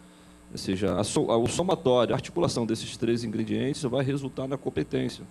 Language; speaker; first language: Portuguese; native; Portuguese